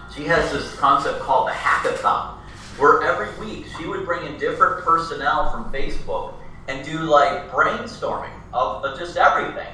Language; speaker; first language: English; native; English